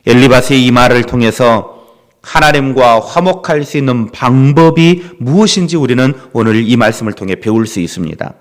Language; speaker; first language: Korean; native; Korean